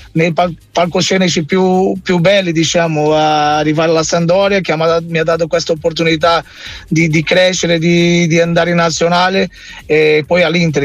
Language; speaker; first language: Italian; non-native, fluent; Portuguese